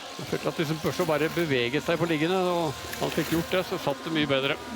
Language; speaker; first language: Norwegian; native; Norwegian